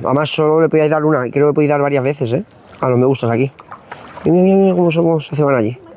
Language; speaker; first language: Spanish; native; Spanish